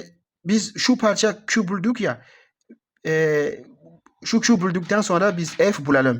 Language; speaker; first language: Turkish; non-native, learner; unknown